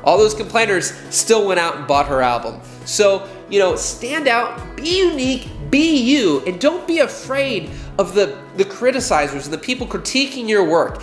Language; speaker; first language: English; native; English